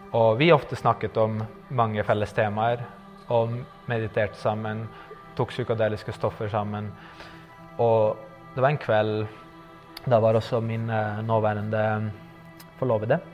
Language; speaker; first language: Norwegian; early bilingual, other home language; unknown